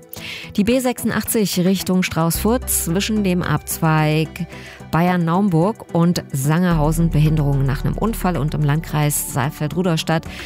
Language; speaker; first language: German; native; German